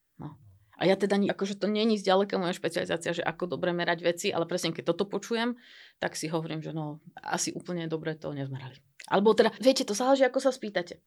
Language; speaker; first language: Slovak; native; Slovak